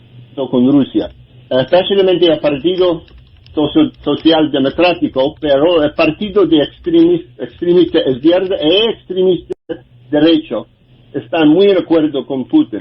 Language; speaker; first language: Spanish; non-native, learner; English